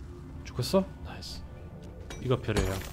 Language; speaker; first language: Korean; non-native, learner; German